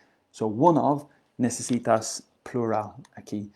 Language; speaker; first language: Spanish; non-native, learner; English